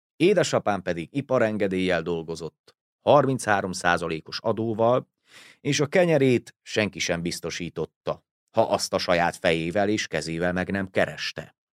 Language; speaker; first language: Hungarian; native; Hungarian